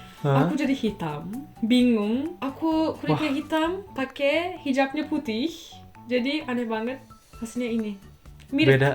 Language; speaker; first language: Indonesian; non-native, fluent; Turkish